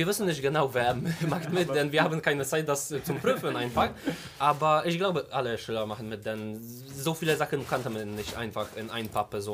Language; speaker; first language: German; non-native, learner; Polish